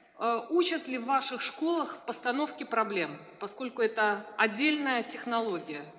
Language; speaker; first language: Russian; native; Russian